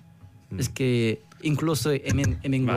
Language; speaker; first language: Basque; non-native, learner; Korean